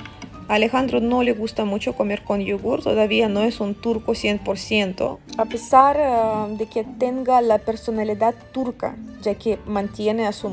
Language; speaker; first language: Spanish; non-native, fluent; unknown